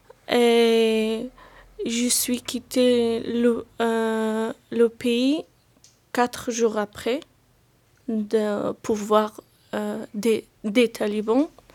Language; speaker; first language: French; non-native, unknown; Persian